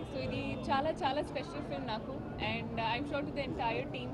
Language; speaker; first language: Telugu; non-native, learner; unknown